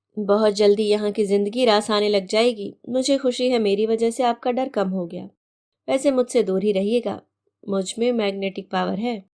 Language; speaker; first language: Hindi; native; Hindi